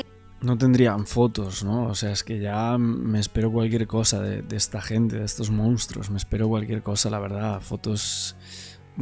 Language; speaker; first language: Spanish; native; Spanish